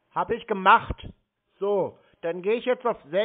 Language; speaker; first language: German; native; German